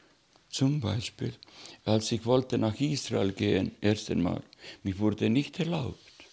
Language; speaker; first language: German; non-native, learner; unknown